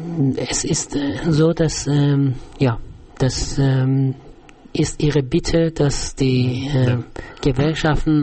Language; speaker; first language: German; non-native, fluent; Persian